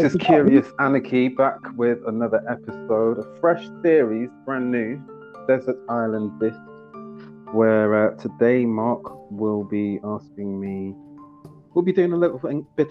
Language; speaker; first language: English; native; English